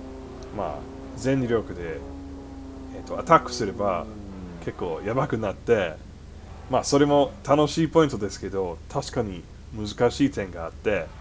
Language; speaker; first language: Japanese; non-native, fluent; English